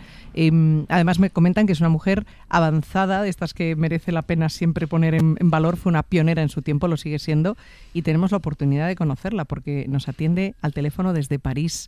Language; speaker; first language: Spanish; native; Spanish